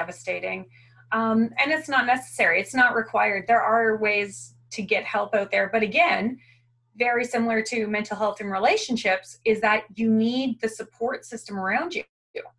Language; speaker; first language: English; native; English